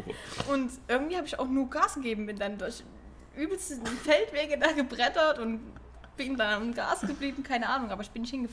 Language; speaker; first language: German; native; German